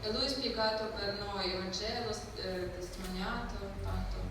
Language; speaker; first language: Italian; non-native, learner; Ukrainian